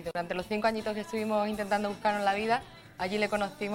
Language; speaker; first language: Spanish; native; Spanish